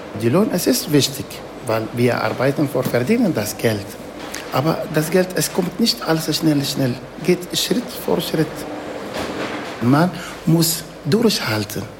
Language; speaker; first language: German; non-native, learner; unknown